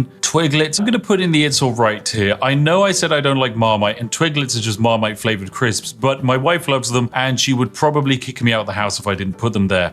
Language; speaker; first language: English; native; English